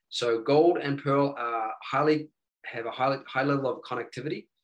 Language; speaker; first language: English; native; English